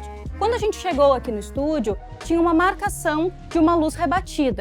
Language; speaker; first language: Portuguese; native; Portuguese